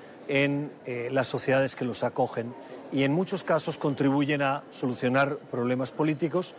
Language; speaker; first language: Spanish; native; Spanish